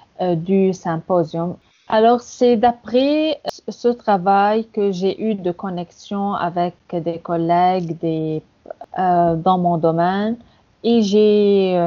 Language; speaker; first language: French; non-native, fluent; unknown